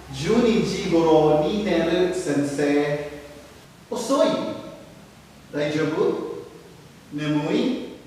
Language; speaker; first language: Japanese; non-native, fluent; Cebuano